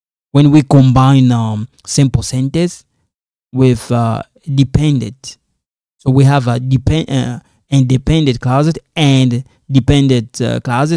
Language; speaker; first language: English; non-native, fluent; Lingala